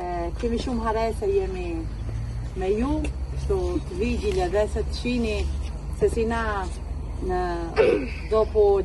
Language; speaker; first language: Albanian; early bilingual, heritage; Albanian